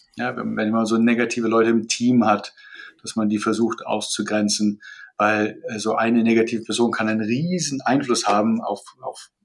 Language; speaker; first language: German; non-native, fluent; Malay